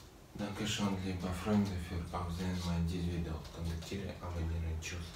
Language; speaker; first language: German; non-native, learner; Russian